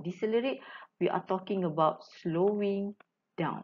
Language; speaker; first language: English; non-native, local second language; Malay